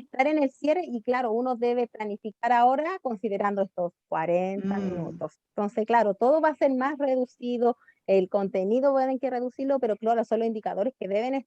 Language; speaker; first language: Spanish; native; Spanish